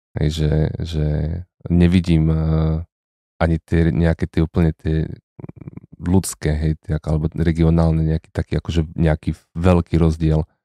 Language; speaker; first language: Slovak; native; Slovak